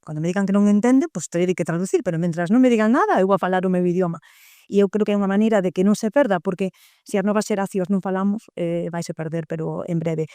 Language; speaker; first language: Galician; native; Galician